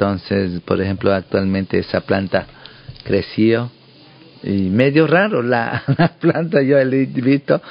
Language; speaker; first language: Spanish; non-native, local second language; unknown